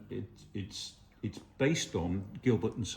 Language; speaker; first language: English; native; English